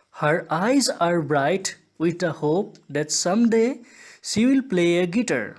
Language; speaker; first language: English; non-native, local second language; Assamese